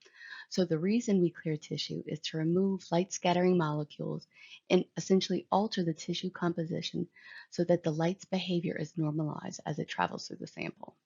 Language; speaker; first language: English; native; English